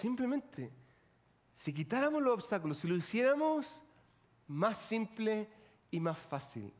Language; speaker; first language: Spanish; native; Spanish